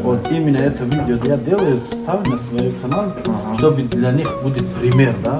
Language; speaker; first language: Russian; non-native, learner; Tajik